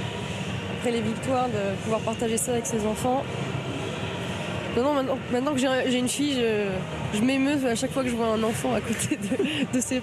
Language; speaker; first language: French; native; French